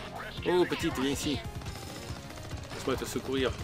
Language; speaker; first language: French; native; French